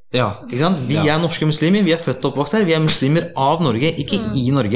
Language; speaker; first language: Norwegian; early bilingual, other home language; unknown